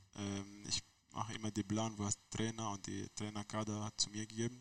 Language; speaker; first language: German; non-native, learner; Arabic